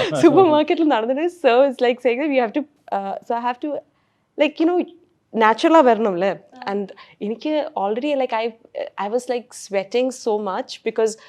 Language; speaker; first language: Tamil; non-native, learner; Malayalam